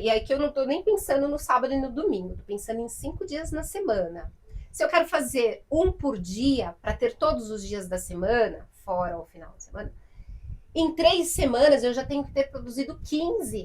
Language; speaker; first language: Portuguese; native; Portuguese